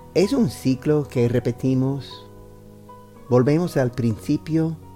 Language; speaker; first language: Spanish; non-native, fluent; English